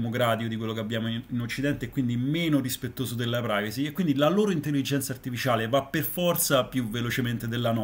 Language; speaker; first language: Italian; native; Italian